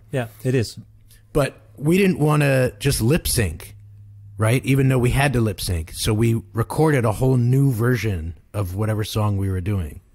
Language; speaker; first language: English; native; English